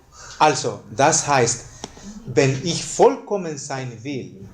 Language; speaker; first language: German; non-native, fluent; Spanish